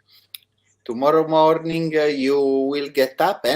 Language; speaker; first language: English; non-native, learner; Italian